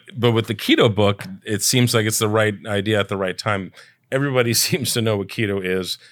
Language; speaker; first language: English; early bilingual, other home language; Italian